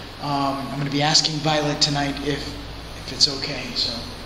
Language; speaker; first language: English; native; English